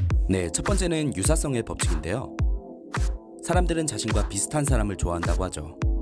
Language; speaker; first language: Korean; native; Korean